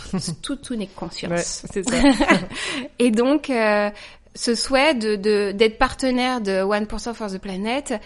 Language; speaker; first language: French; native; French